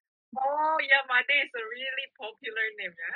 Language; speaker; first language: English; non-native, fluent; Indonesian